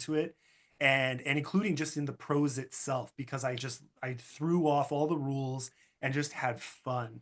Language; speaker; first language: English; native; English